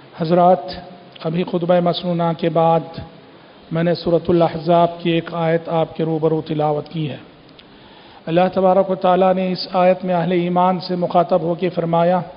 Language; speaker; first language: Urdu; native; Urdu